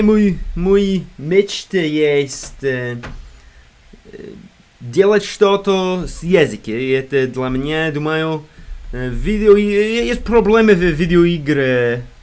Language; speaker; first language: Russian; non-native, learner; English